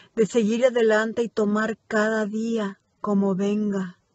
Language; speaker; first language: Spanish; early bilingual, heritage; Spanish